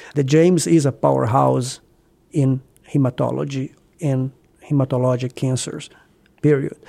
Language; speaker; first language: English; non-native, fluent; Portuguese